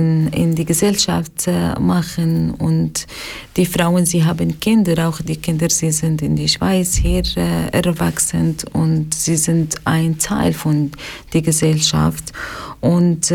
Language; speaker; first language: German; non-native, learner; Arabic